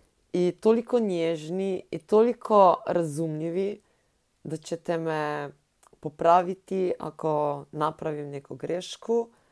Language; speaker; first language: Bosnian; non-native, learner; Slovenian